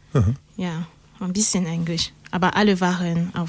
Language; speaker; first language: German; non-native, learner; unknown